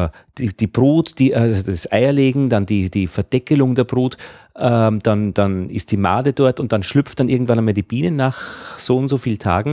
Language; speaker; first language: German; native; German